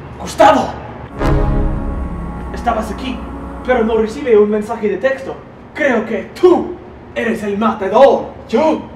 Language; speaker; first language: Spanish; non-native, learner; English